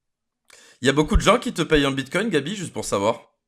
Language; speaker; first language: French; native; French